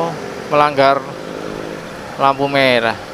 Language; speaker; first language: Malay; non-native, local second language; Javanese